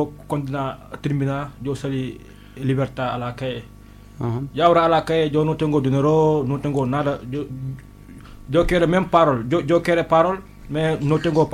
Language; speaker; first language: Spanish; non-native, learner; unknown